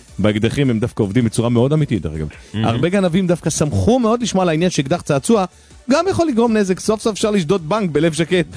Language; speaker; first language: Hebrew; native; Hebrew